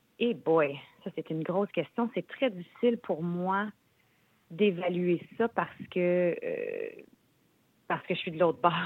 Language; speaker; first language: French; native; French